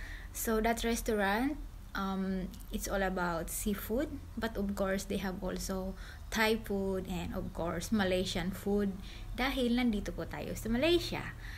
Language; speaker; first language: English; non-native, local second language; Filipino